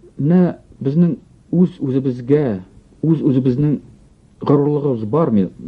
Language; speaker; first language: Tatar; non-native, local second language; Russian